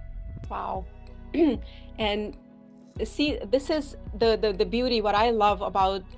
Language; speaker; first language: English; non-native, fluent; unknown